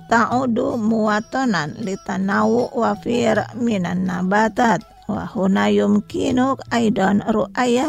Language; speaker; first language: Arabic; non-native, learner; Indonesian